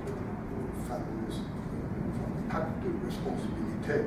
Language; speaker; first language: French; non-native, fluent; English